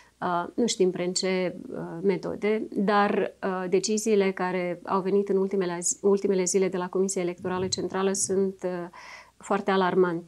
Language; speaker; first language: Romanian; native; Romanian